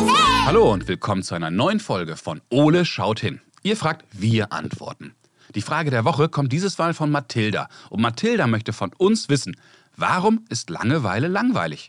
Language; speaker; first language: German; native; German